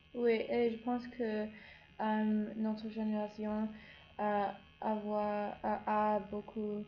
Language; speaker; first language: French; non-native, learner; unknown